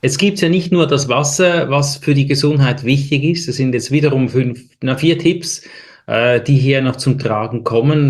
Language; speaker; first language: German; native; German